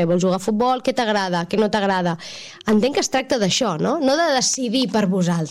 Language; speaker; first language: Catalan; native; Catalan